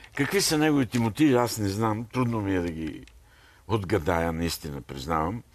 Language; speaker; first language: Bulgarian; native; Bulgarian